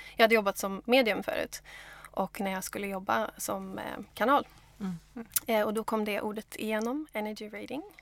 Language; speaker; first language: Swedish; native; Swedish